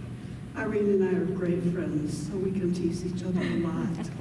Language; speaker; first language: English; native; English